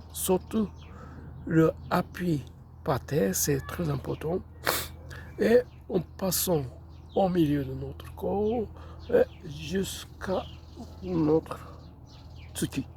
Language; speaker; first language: French; non-native, fluent; Japanese